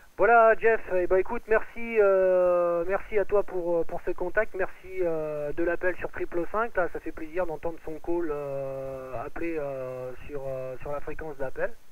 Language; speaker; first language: French; native; French